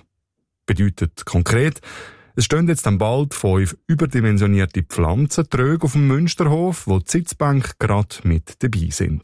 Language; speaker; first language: German; native; German